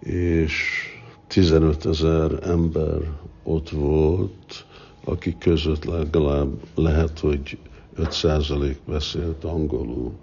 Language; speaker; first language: Hungarian; early bilingual, heritage; Hungarian